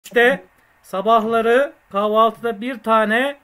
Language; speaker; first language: Turkish; native; Turkish